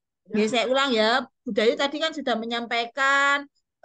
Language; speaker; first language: Indonesian; native; Indonesian